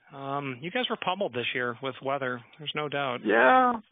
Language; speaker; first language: English; native; English